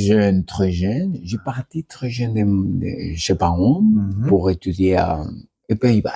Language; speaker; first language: French; non-native, learner; Spanish